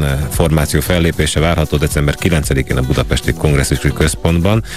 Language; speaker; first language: Hungarian; native; Hungarian